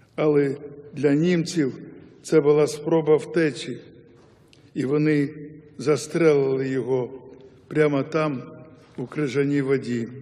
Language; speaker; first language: Ukrainian; non-native, local second language; Yiddish